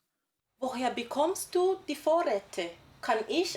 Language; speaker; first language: German; non-native, fluent; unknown